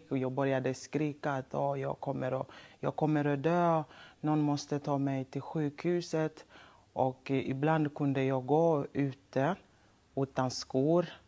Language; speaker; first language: Swedish; non-native, local second language; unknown